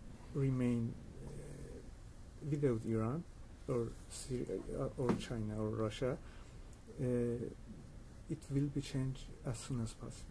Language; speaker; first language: English; non-native, learner; Persian